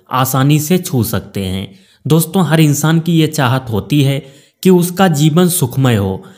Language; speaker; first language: Hindi; native; Hindi